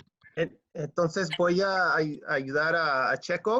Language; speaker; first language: Spanish; non-native, fluent; English